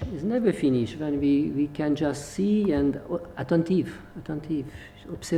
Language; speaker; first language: English; non-native, learner; Hungarian